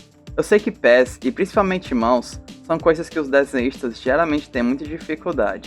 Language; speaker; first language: Portuguese; native; Portuguese